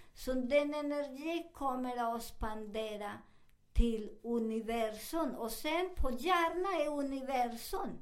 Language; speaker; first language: Swedish; non-native, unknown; Spanish